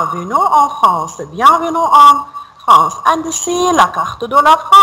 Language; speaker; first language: French; non-native, fluent; Arabic